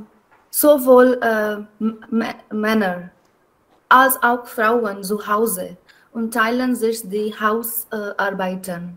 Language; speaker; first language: German; non-native, learner; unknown